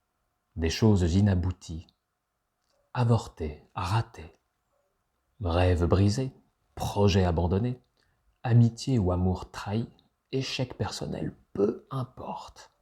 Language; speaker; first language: French; native; French